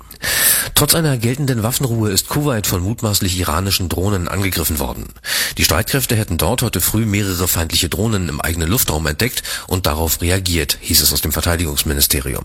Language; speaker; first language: German; native; German